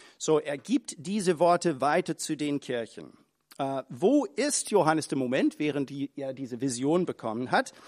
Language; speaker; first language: German; non-native, fluent; English